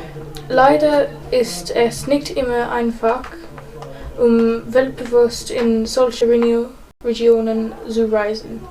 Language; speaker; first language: German; non-native, learner; English